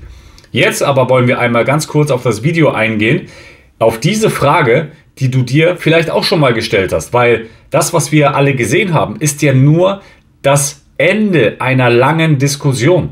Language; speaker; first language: German; native; German